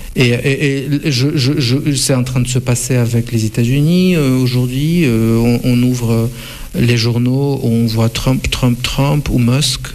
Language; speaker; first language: French; non-native, fluent; Russian